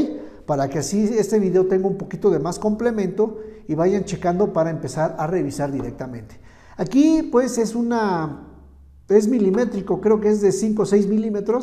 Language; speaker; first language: Spanish; native; Spanish